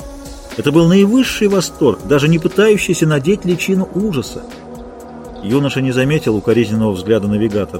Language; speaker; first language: Russian; native; Russian